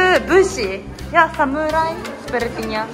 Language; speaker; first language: Indonesian; non-native, learner; Japanese